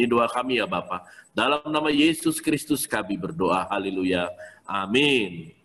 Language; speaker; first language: Indonesian; native; Indonesian